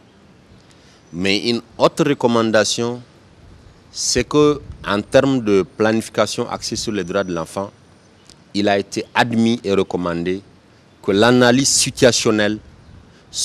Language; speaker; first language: French; native; French